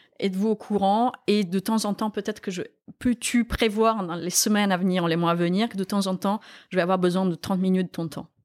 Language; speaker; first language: French; non-native, fluent; Romanian